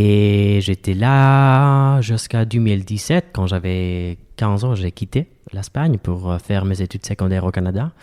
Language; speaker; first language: French; non-native, fluent; Spanish